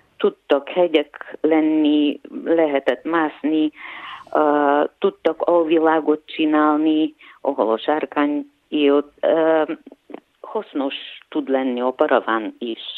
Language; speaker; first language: Hungarian; non-native, fluent; Bulgarian